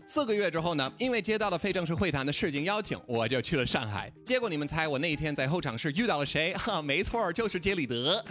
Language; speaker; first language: Chinese; non-native, fluent; English